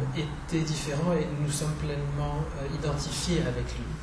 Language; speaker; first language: French; non-native, fluent; Czech